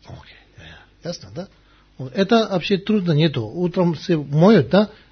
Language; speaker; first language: Russian; non-native, learner; Tibetan